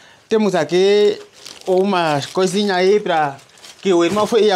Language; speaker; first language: Portuguese; non-native, learner; Vietnamese